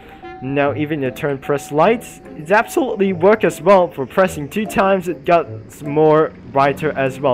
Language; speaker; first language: English; non-native, learner; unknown